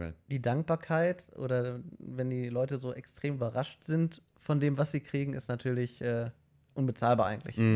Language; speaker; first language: German; native; German